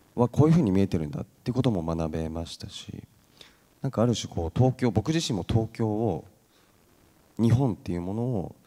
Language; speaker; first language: Japanese; native; Japanese